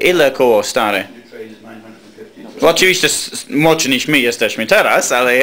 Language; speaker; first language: Polish; non-native, learner; English